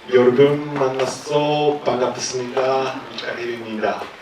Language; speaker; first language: Korean; non-native, learner; Japanese